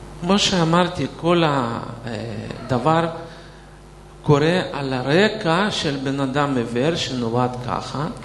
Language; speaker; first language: Hebrew; non-native, fluent; Russian